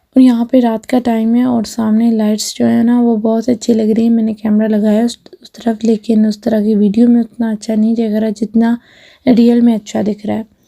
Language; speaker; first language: Urdu; native; Urdu